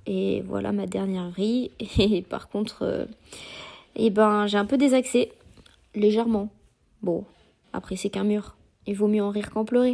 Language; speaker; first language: French; native; French